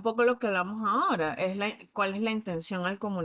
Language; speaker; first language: Spanish; native; Spanish